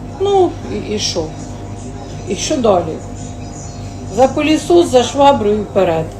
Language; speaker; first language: Ukrainian; native; Ukrainian